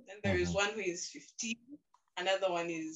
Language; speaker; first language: English; non-native, local second language; Ganda